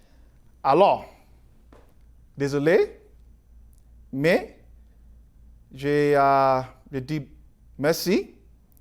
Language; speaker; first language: French; non-native, learner; English